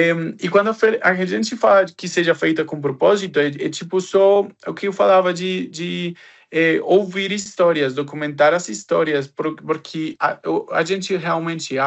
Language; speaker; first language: Portuguese; non-native, fluent; Spanish